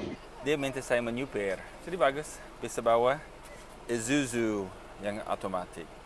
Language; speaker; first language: Indonesian; non-native, fluent; English